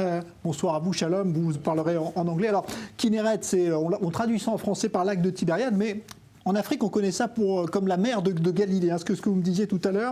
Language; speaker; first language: French; native; French